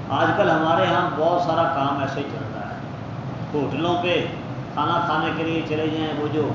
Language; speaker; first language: Urdu; non-native, local second language; Punjabi